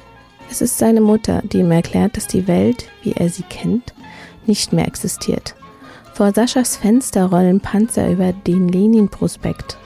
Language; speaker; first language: German; native; German